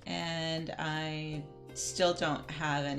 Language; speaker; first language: German; non-native, learner; Spanish